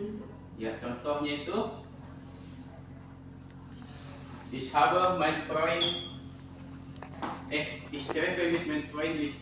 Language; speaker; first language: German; non-native, learner; Indonesian